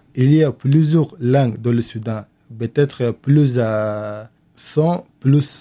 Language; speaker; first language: French; non-native, learner; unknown